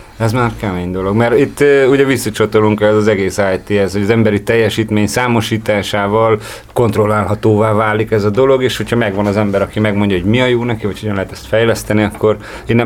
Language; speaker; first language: Hungarian; native; Hungarian